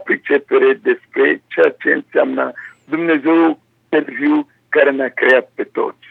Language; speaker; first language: Romanian; non-native, fluent; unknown